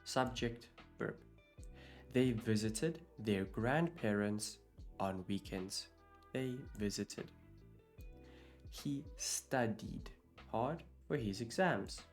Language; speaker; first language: English; non-native, fluent; Italian